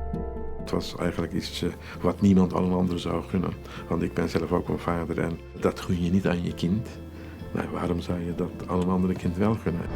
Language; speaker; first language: Dutch; non-native, fluent; Turkish